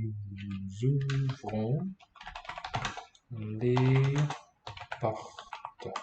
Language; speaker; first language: French; non-native, fluent; English